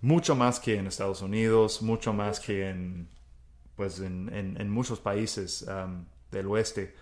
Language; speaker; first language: Spanish; non-native, fluent; English